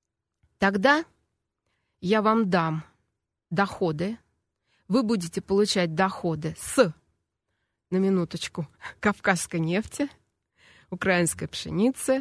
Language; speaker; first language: Russian; native; Russian